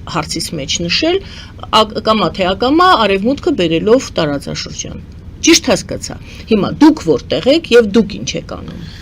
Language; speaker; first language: Armenian; native; Armenian